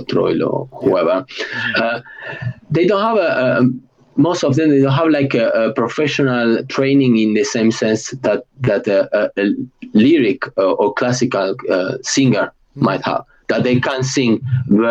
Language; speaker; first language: English; non-native, fluent; Spanish